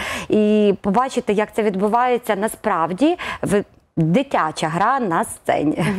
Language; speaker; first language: Ukrainian; native; Ukrainian